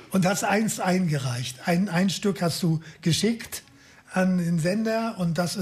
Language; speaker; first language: German; native; German